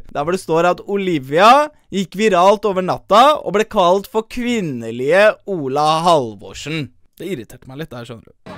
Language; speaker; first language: Norwegian; early bilingual, other home language; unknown